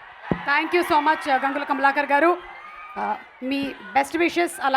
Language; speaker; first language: Telugu; native; Telugu